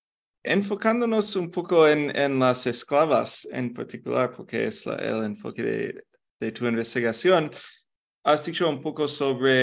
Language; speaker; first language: Spanish; non-native, fluent; English